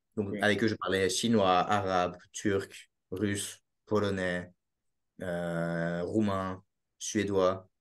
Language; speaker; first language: French; native; French